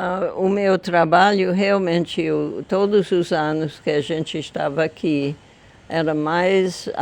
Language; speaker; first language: Portuguese; non-native, fluent; English